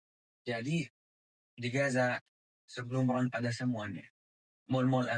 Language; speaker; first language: Indonesian; non-native, fluent; Arabic